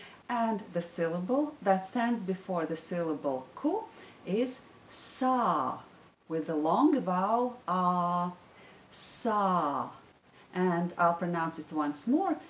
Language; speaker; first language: English; non-native, fluent; Latvian